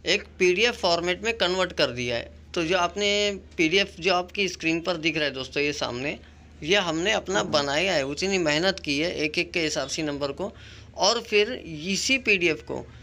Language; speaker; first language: Hindi; non-native, local second language; Urdu